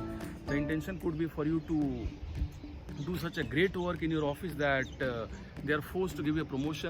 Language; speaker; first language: English; non-native, local second language; Hindi